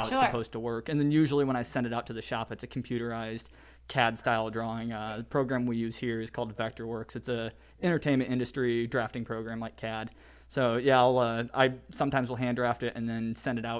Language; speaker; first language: English; native; English